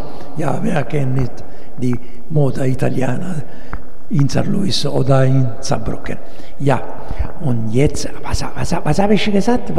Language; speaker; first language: German; non-native, fluent; Italian